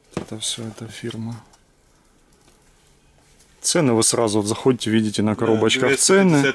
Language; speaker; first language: Russian; native; Russian